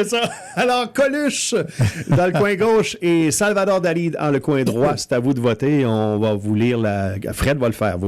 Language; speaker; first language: French; native; French